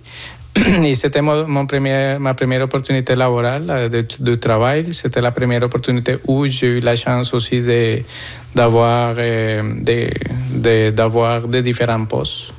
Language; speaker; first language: French; non-native, fluent; Spanish